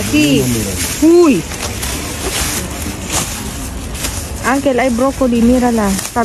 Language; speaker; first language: Spanish; non-native, learner; Filipino